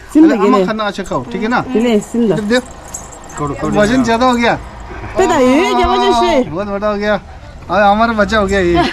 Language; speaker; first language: Hindi; non-native, local second language; Tibetan